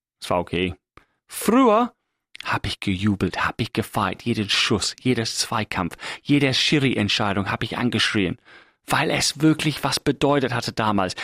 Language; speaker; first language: German; non-native, fluent; English